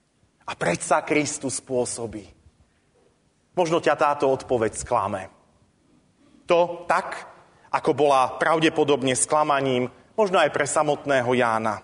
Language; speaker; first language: Slovak; native; Slovak